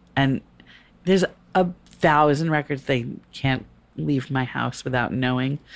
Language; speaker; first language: English; native; English